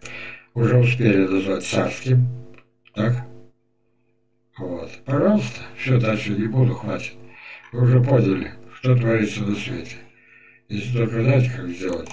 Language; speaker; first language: Russian; native; Russian